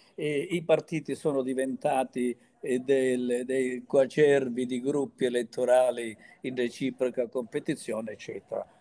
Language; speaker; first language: Italian; native; Italian